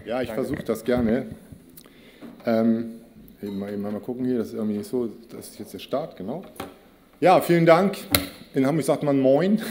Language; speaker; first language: German; native; German